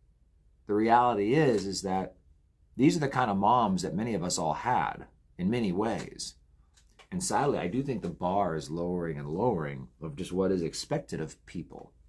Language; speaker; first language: English; native; English